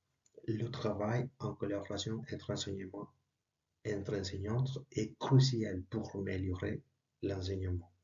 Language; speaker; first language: French; non-native, learner; Spanish